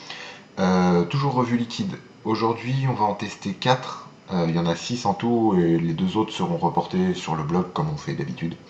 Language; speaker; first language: French; native; French